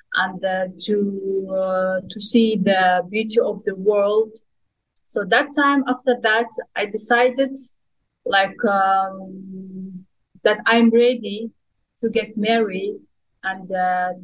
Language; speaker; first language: English; non-native, fluent; Russian